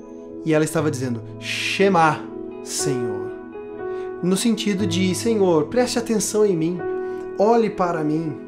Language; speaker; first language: Portuguese; native; Portuguese